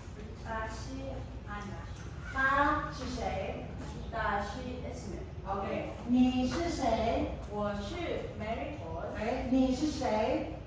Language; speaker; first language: Chinese; non-native, fluent; Filipino